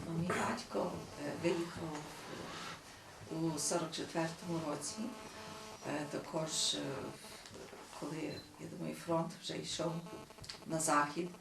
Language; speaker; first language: Ukrainian; early bilingual, heritage; Ukrainian